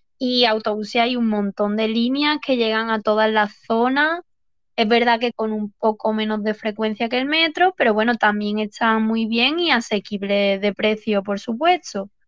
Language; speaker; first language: Spanish; native; Spanish